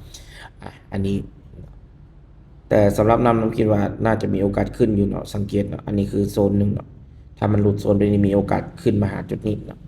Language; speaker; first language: Thai; non-native, local second language; Northeastern Thai